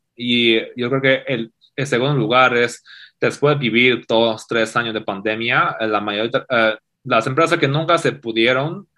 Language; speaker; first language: Spanish; non-native, fluent; Chinese